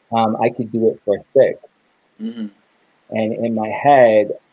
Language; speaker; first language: English; native; English